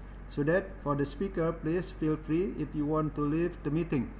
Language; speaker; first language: English; non-native, fluent; Indonesian